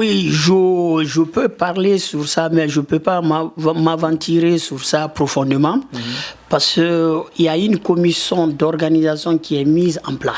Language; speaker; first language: French; non-native, local second language; Susu